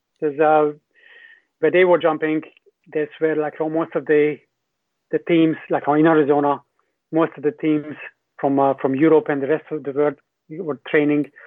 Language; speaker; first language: English; non-native, fluent; Hungarian